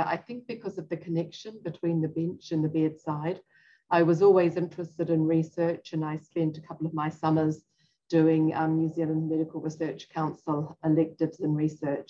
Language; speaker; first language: English; native; English